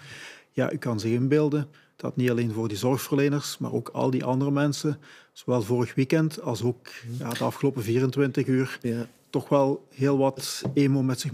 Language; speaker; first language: Dutch; native; Dutch